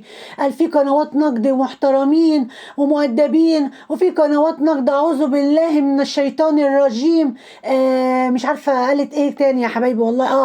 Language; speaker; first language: Arabic; native; Arabic